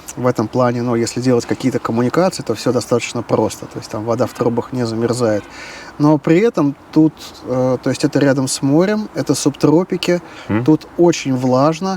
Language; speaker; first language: Russian; native; Russian